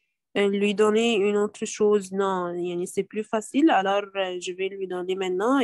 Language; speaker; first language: French; non-native, learner; Arabic